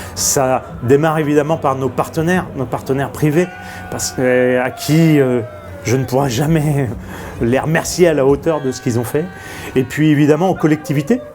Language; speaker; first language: French; native; French